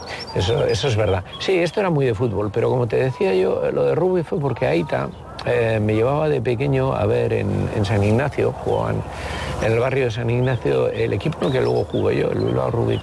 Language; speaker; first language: Spanish; native; Spanish